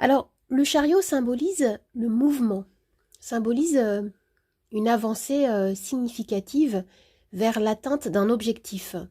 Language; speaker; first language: French; native; French